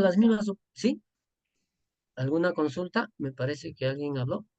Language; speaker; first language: Spanish; native; Spanish